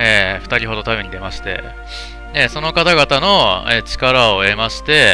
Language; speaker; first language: Japanese; native; Japanese